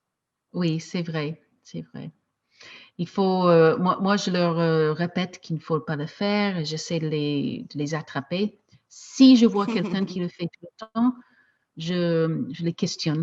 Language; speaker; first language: French; non-native, fluent; English